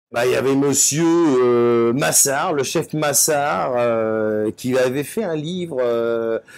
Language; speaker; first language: French; native; French